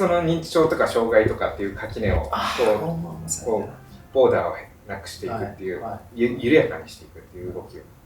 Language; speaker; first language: Japanese; native; Japanese